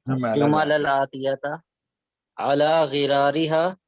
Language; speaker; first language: Arabic; non-native, learner; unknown